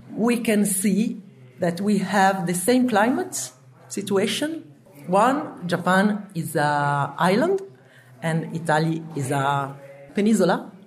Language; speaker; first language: English; non-native, learner; Italian